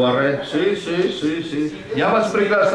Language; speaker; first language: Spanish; non-native, fluent; Russian